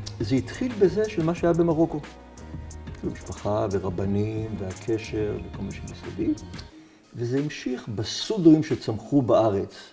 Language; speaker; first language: Hebrew; native; Hebrew